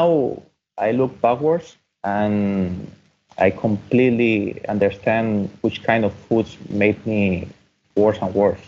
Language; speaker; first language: English; non-native, fluent; Spanish